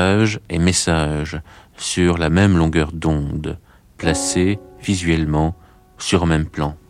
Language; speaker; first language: French; native; French